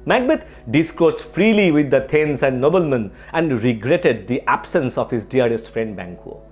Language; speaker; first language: English; non-native, local second language; Bangla